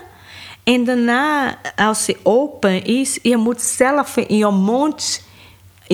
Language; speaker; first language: Dutch; non-native, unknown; Portuguese